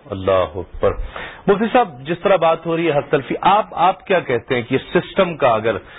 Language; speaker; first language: Urdu; native; Urdu